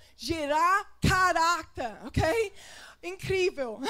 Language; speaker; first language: Portuguese; non-native, fluent; English